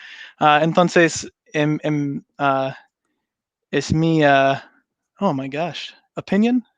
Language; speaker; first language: Spanish; non-native, learner; English